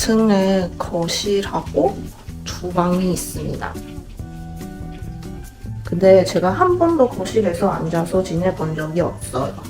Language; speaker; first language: Korean; non-native, fluent; Chinese